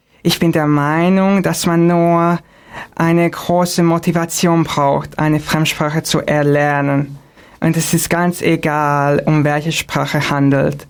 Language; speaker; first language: German; non-native, fluent; Hungarian